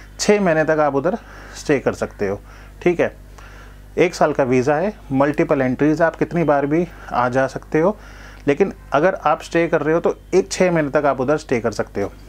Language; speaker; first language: Hindi; non-native, local second language; Gujarati